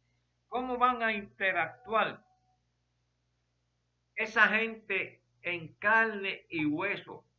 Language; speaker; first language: Spanish; native; Spanish